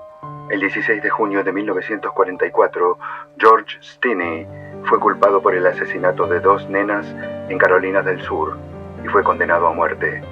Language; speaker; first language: Spanish; native; Spanish